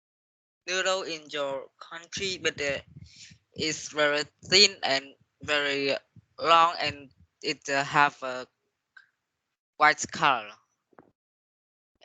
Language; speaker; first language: English; non-native, learner; Vietnamese